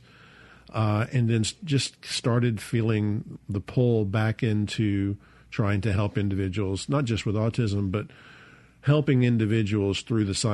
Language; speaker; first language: English; native; English